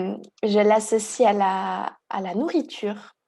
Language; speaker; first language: French; early bilingual, heritage; Hungarian